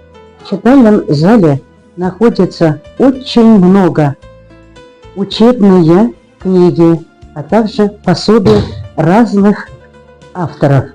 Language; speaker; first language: Russian; non-native, local second language; Uzbek